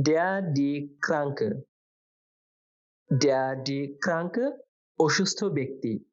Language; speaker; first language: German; non-native, fluent; Bangla